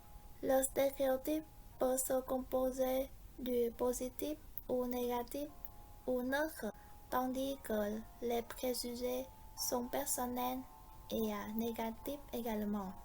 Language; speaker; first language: French; non-native, fluent; Vietnamese